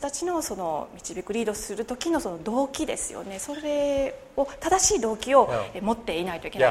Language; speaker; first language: Japanese; native; Japanese